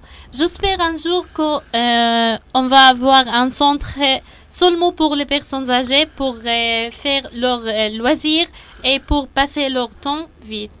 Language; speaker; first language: French; non-native, learner; Arabic